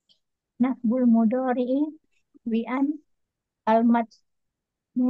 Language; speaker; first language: Arabic; non-native, learner; Indonesian